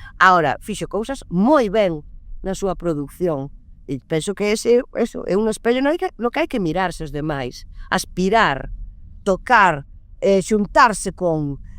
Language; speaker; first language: Galician; non-native, local second language; Spanish